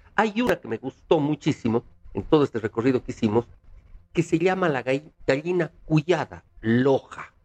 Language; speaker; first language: Spanish; native; Spanish